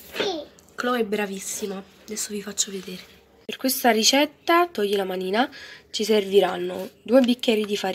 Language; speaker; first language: Italian; native; Italian